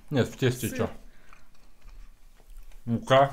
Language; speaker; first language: Russian; native; Russian